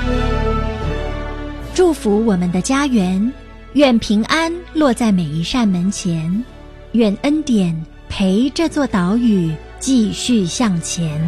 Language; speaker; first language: Chinese; native; Chinese